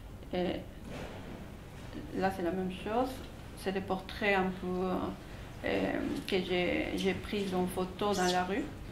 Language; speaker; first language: French; non-native, fluent; Spanish